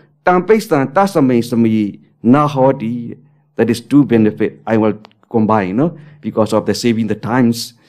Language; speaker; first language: English; non-native, learner; Burmese